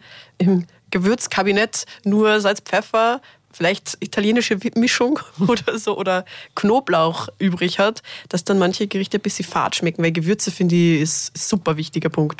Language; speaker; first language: German; native; German